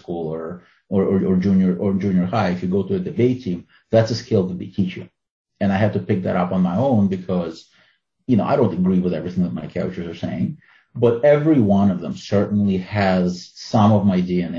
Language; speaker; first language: English; non-native, fluent; Russian